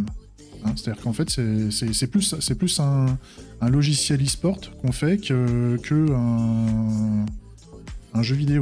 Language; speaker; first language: French; native; French